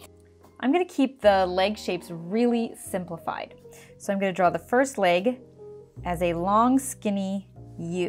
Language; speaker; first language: English; native; English